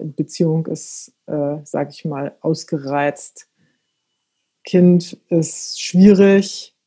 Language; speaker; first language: German; native; German